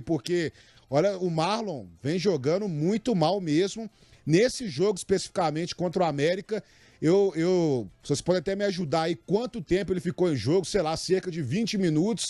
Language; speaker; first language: Portuguese; native; Portuguese